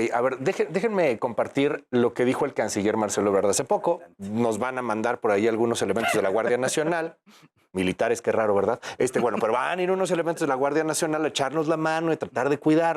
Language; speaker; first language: Spanish; native; Spanish